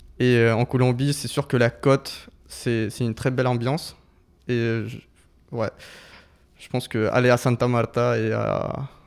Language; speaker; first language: French; non-native, fluent; Spanish